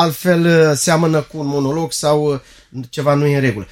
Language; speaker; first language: Romanian; native; Romanian